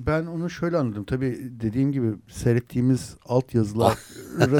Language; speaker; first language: Turkish; native; Turkish